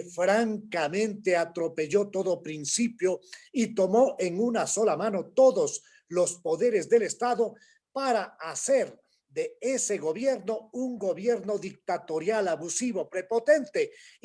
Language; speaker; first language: Spanish; native; Spanish